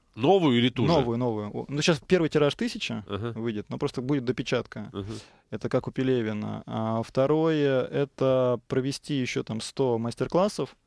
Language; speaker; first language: Russian; native; Russian